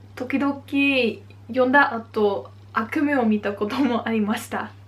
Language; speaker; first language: Japanese; non-native, fluent; Dutch